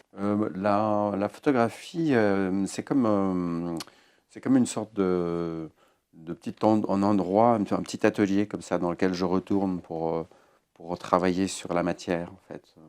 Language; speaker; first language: French; native; French